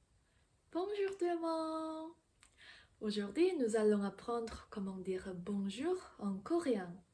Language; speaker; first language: French; non-native, fluent; Korean